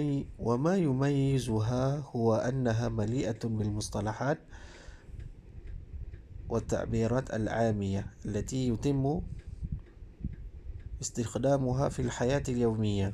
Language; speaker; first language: Arabic; non-native, fluent; Malay